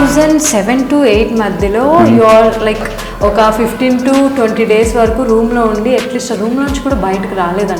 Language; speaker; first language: Telugu; native; Telugu